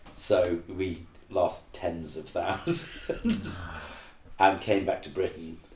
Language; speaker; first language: English; native; English